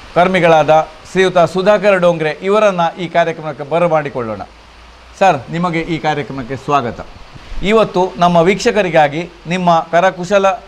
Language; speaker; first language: Kannada; native; Kannada